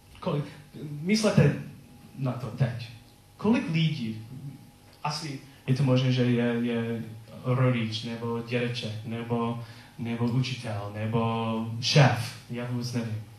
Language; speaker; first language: Czech; non-native, learner; English